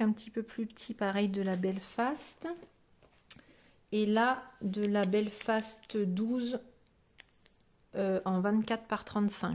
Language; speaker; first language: French; native; French